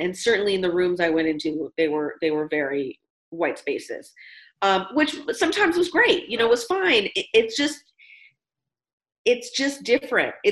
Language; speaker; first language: English; native; English